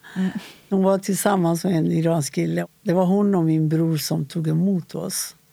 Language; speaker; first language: Swedish; non-native, fluent; Persian